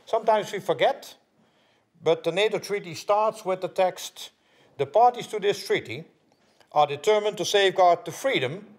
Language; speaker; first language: English; non-native, fluent; Dutch